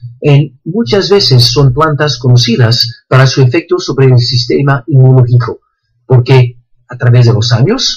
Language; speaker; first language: Spanish; non-native, fluent; French